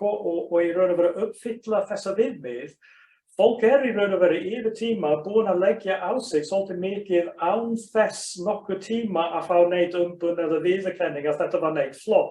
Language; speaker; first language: Icelandic; non-native, fluent; English